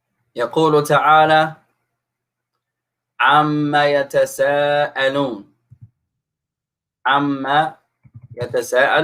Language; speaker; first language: Arabic; non-native, fluent; English